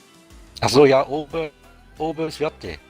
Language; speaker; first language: German; native; German